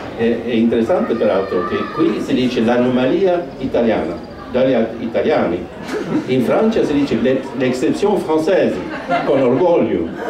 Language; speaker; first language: Italian; non-native, fluent; Swedish